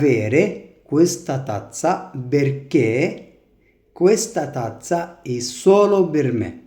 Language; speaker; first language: Italian; non-native, fluent; Arabic